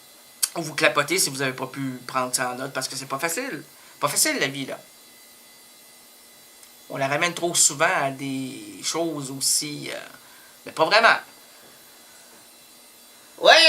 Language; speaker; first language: French; native; French